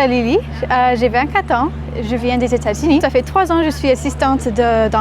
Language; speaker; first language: French; non-native, fluent; English